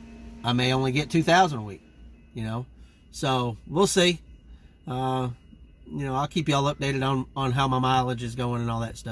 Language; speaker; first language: English; native; English